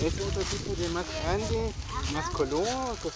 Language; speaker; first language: Spanish; non-native, learner; German